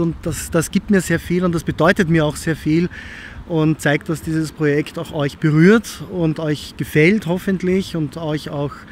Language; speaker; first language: German; native; German